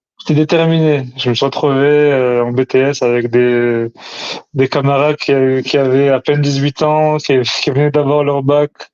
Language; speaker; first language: French; early bilingual, other home language; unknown